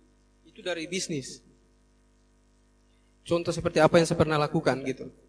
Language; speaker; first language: Indonesian; native; Indonesian